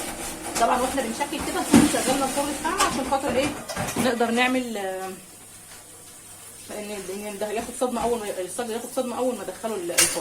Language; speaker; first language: Arabic; native; Arabic